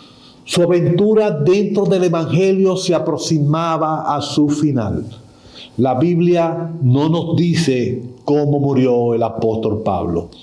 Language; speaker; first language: Spanish; native; Spanish